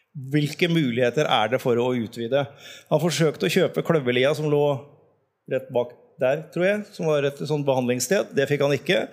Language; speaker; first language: Norwegian; native; Norwegian